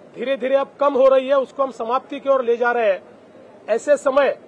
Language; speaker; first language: Hindi; non-native, local second language; Marathi